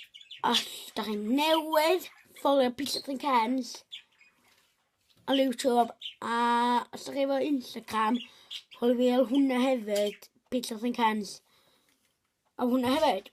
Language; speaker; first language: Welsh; non-native, local second language; English